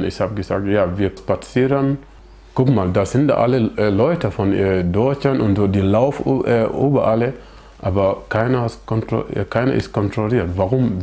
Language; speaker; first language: German; non-native, learner; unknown